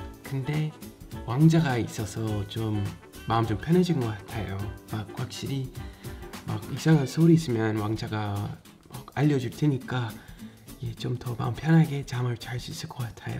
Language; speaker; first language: Korean; non-native, fluent; English